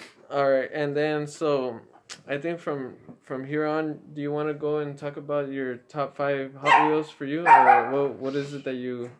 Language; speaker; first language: English; early bilingual, other home language; Spanish